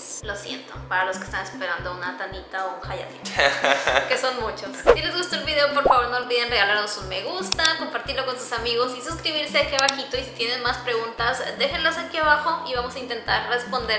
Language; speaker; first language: Spanish; native; Spanish